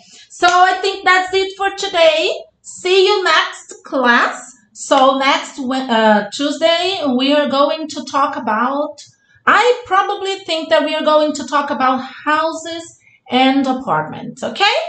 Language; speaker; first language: English; non-native, fluent; Portuguese